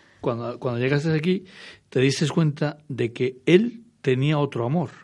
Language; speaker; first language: Spanish; native; Spanish